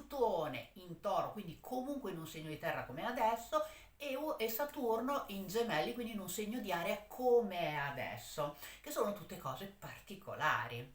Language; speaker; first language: Italian; native; Italian